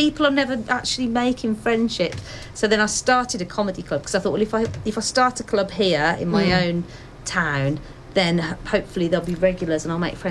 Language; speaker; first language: English; native; English